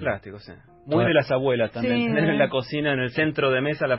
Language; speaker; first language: Spanish; native; Spanish